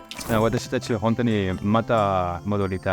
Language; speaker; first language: Japanese; non-native, learner; French